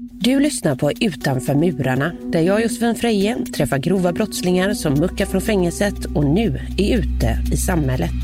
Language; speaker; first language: Swedish; native; Swedish